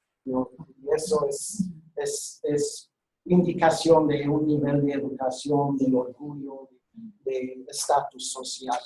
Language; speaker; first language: Spanish; non-native, fluent; English